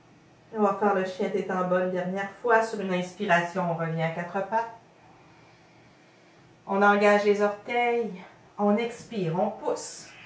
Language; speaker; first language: French; native; French